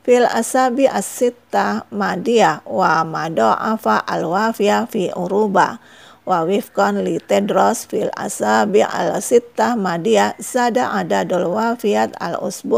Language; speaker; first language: Arabic; non-native, fluent; Indonesian